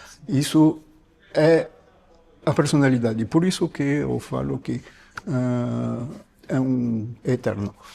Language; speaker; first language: Portuguese; non-native, fluent; French